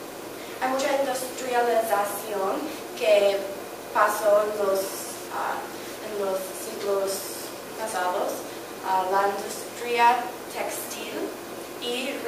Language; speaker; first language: Spanish; non-native, learner; English